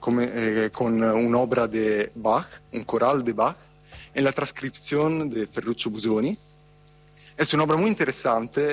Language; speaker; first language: Spanish; non-native, fluent; Italian